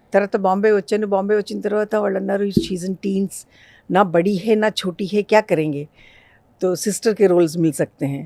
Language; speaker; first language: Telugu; non-native, local second language; Urdu